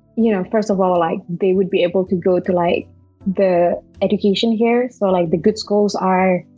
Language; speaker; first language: English; non-native, fluent; Malay